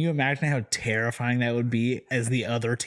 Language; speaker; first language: English; native; English